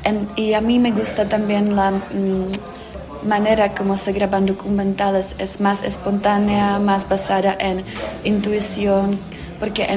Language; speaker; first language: Spanish; non-native, fluent; Czech